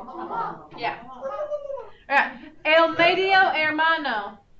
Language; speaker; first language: Spanish; non-native, fluent; English